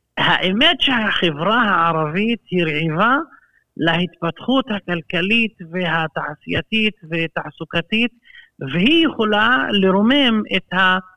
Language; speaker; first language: Hebrew; non-native, local second language; Arabic